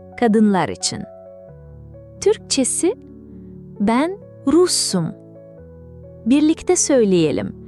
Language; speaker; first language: Turkish; non-native, fluent; Russian